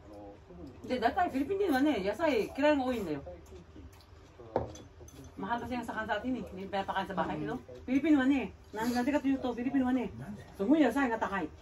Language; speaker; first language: Japanese; non-native, learner; Filipino